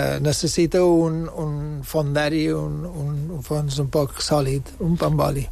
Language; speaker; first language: Catalan; non-native, local second language; English